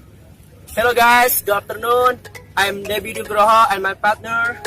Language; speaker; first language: English; non-native, learner; Indonesian